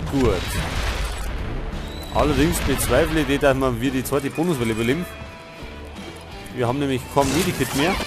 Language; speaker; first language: German; native; German